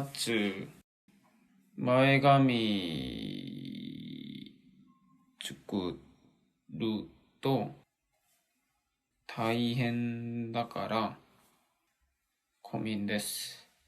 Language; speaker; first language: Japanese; non-native, learner; Korean